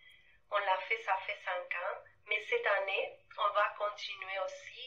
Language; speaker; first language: French; non-native, fluent; Spanish